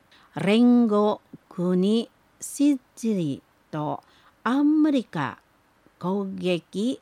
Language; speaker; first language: Japanese; non-native, learner; Indonesian